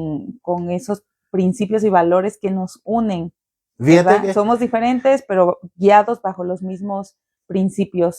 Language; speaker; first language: Spanish; native; Spanish